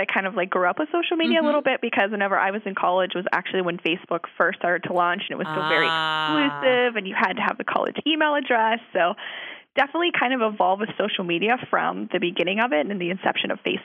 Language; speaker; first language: English; native; English